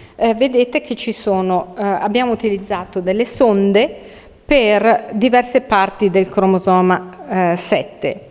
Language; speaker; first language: Italian; native; Italian